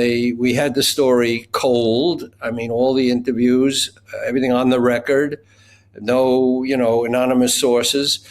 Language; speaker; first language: English; native; English